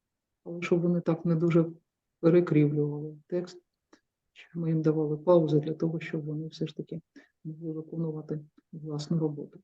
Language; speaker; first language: Ukrainian; native; Ukrainian